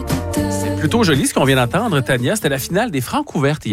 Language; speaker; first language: French; native; French